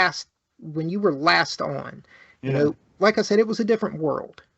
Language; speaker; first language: English; native; English